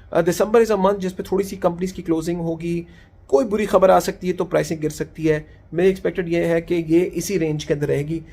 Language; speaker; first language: Urdu; native; Urdu